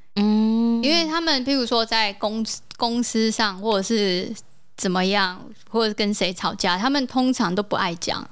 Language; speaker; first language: Chinese; native; Chinese